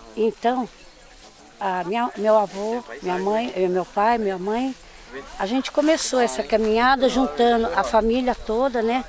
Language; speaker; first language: Portuguese; native; Portuguese